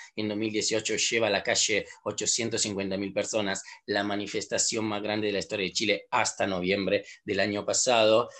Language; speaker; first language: Spanish; non-native, fluent; Italian